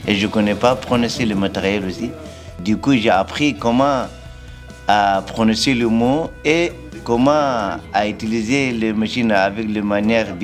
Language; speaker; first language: French; non-native, learner; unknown